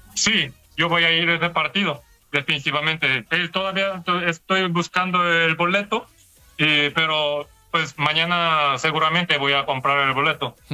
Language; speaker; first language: Spanish; non-native, learner; Korean